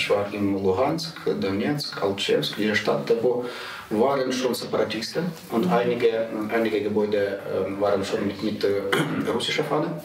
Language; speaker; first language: German; non-native, learner; Ukrainian